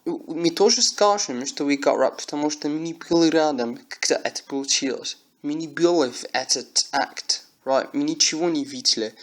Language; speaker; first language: Russian; non-native, learner; English